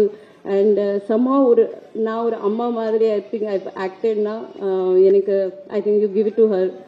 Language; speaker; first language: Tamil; non-native, learner; Marathi